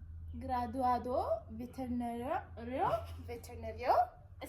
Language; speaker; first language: Spanish; non-native, learner; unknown